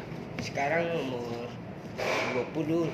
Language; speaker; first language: Indonesian; non-native, learner; Malay